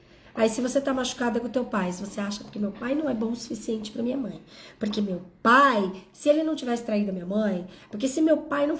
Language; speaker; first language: Portuguese; native; Portuguese